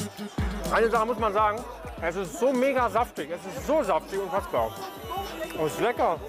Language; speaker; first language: German; native; German